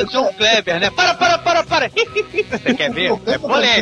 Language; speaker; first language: Portuguese; native; Portuguese